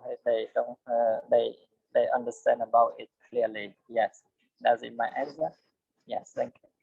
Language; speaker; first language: English; non-native, learner; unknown